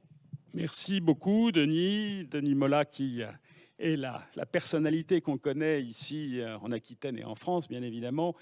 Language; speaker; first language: French; native; French